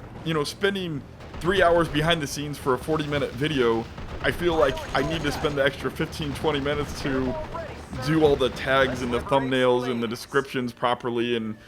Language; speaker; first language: English; native; English